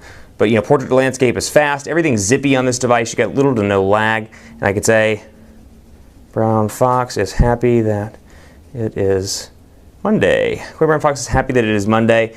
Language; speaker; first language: English; native; English